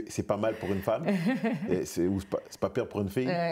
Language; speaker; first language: French; native; French